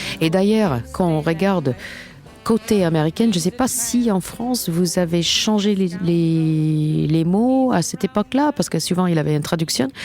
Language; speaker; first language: French; non-native, fluent; English